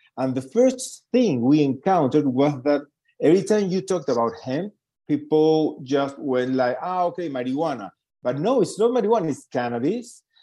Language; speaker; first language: English; non-native, fluent; Spanish